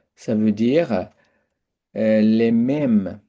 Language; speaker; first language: French; non-native, fluent; Persian